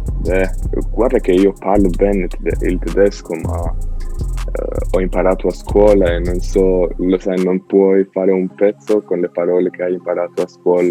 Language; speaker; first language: Italian; non-native, learner; Albanian